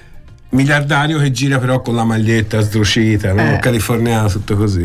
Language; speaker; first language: Italian; native; Italian